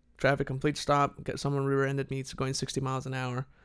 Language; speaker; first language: English; non-native, fluent; Spanish